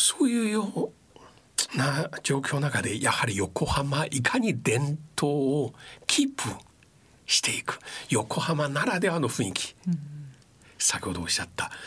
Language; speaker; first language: Japanese; non-native, fluent; Chinese